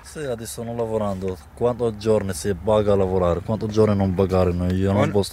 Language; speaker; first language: Italian; non-native, learner; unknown